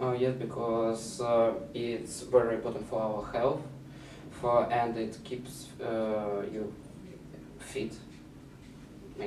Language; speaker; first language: English; non-native, learner; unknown